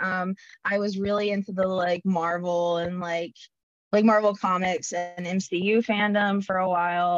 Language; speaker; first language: English; native; English